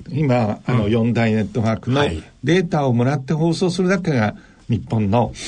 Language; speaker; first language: Japanese; native; Japanese